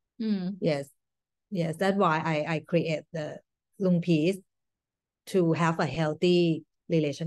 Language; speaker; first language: English; non-native, learner; Thai